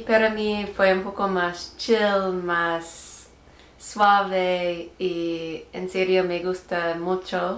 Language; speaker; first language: Spanish; non-native, learner; English